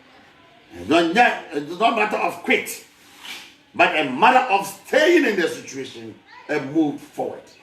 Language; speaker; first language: English; non-native, local second language; Akan